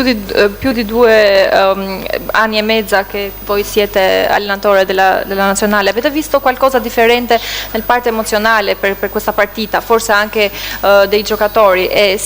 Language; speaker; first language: Italian; non-native, fluent; Albanian